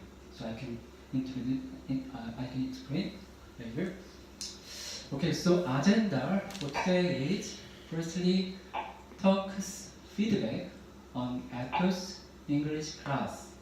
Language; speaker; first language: English; non-native, learner; Korean